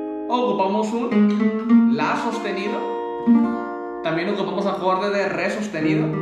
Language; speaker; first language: Spanish; native; Spanish